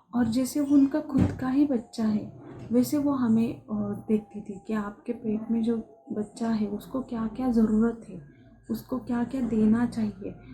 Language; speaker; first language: Hindi; non-native, local second language; Marathi